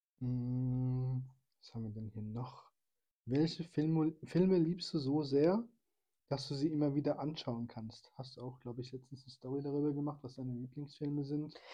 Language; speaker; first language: German; early bilingual, other home language; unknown